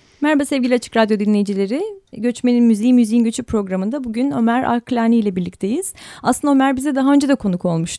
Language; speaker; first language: Turkish; native; Turkish